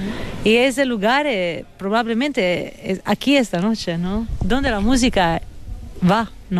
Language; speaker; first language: Spanish; non-native, fluent; Italian